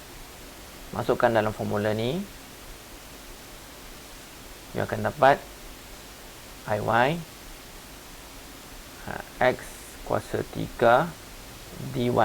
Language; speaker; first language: Malay; native; Malay